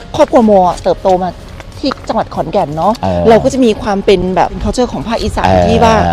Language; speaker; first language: Thai; native; Thai